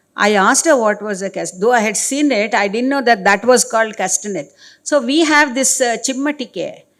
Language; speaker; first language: English; non-native, local second language; Kannada